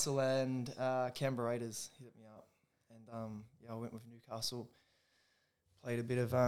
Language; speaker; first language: English; native; English